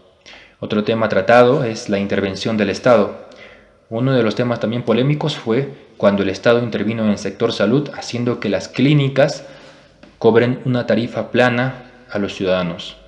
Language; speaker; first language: Spanish; native; Spanish